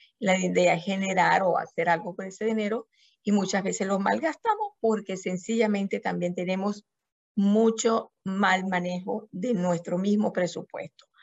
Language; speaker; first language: Spanish; native; Spanish